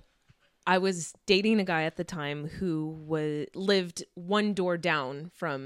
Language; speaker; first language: English; native; English